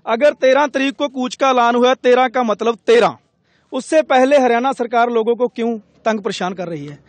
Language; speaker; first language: Hindi; non-native, local second language; Punjabi